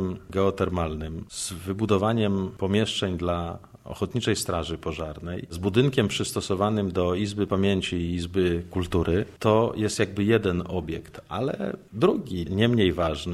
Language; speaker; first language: Polish; native; Polish